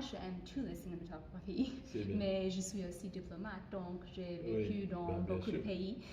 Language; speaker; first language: French; non-native, fluent; English